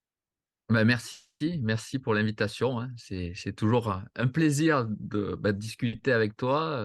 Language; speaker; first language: French; native; French